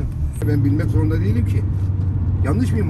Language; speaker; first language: Turkish; native; Turkish